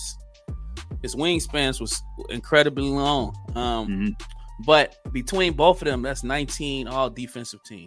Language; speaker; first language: English; native; English